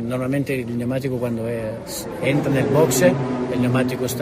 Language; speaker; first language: Spanish; non-native, learner; Italian